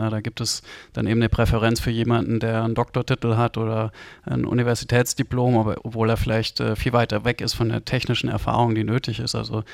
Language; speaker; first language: German; native; German